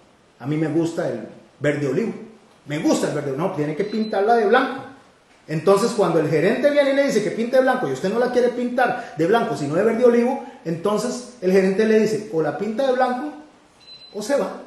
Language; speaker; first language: Spanish; native; Spanish